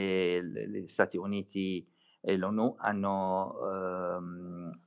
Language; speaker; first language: Italian; non-native, fluent; Arabic